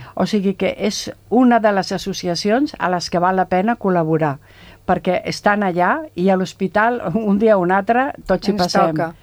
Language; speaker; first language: Catalan; non-native, local second language; Spanish